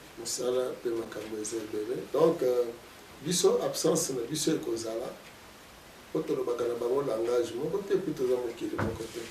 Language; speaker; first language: Lingala; non-native, local second language; Kongo